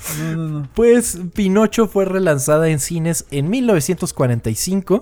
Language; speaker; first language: Spanish; native; Spanish